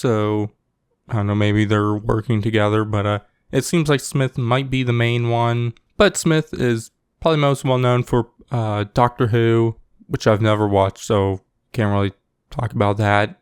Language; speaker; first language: English; native; English